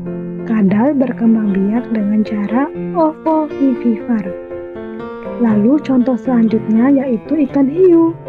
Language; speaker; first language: Indonesian; native; Indonesian